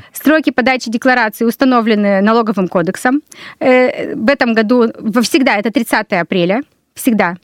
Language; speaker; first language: Russian; native; Russian